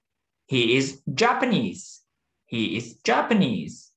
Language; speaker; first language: English; non-native, fluent; Turkish